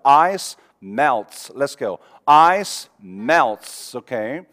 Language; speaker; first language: English; non-native, fluent; Korean